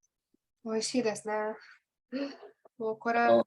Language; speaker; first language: Japanese; non-native, learner; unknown